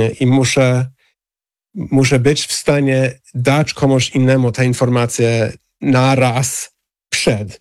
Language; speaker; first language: Polish; non-native, fluent; English